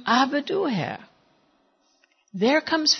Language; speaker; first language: German; non-native, fluent; English